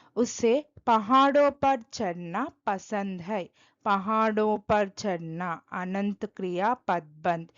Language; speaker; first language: Hindi; non-native, local second language; Telugu